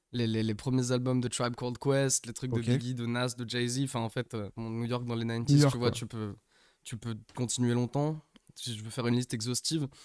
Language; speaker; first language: French; non-native, fluent; English